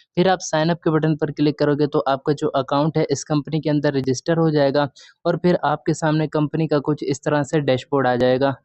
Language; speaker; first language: Urdu; non-native, local second language; Punjabi